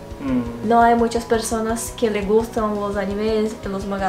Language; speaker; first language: Spanish; non-native, fluent; Portuguese